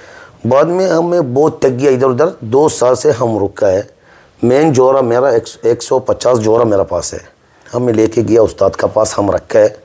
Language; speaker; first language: Hindi; non-native, learner; Arabic